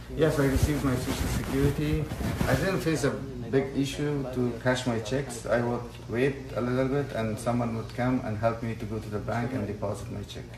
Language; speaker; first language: English; non-native, fluent; Persian